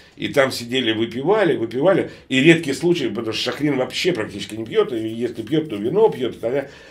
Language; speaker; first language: Russian; native; Russian